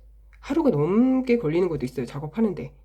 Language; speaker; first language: Korean; native; Korean